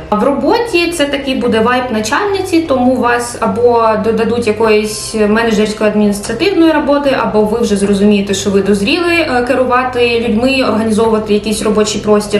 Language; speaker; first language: Ukrainian; non-native, local second language; Russian